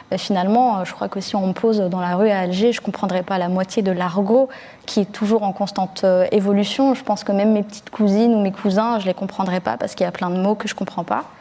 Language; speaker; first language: French; early bilingual, other home language; Arabic